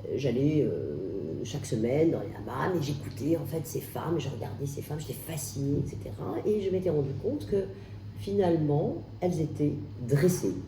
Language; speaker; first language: French; non-native, local second language; Arabic